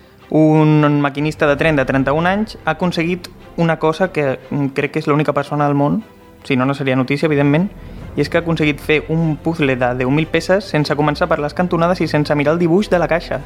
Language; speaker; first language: Catalan; non-native, local second language; Spanish